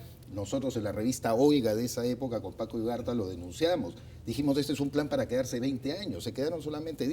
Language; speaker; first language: Spanish; native; Spanish